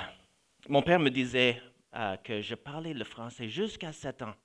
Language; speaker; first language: French; non-native, fluent; English